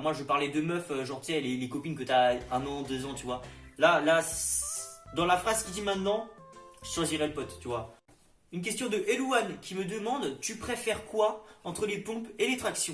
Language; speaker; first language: French; native; French